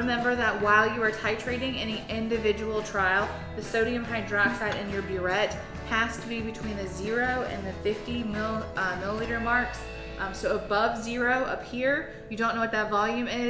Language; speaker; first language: English; native; English